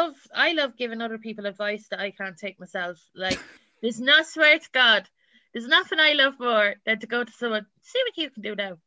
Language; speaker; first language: English; native; English